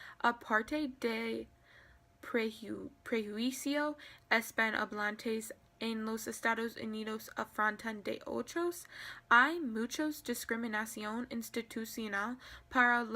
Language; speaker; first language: Spanish; non-native, learner; English